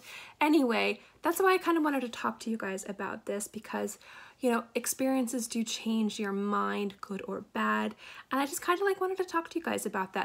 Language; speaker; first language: English; native; English